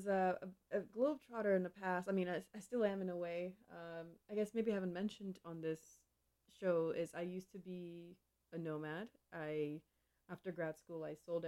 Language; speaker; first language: English; non-native, local second language; Igbo